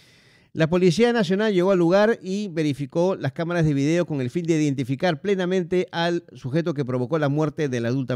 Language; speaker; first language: Spanish; native; Spanish